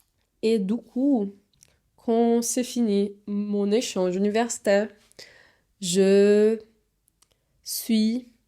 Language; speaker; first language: French; non-native, fluent; Portuguese